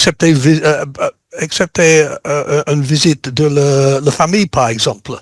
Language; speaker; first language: French; non-native, learner; English